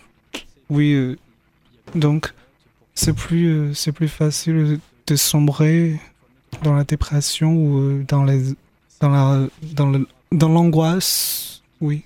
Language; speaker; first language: French; non-native, fluent; Chinese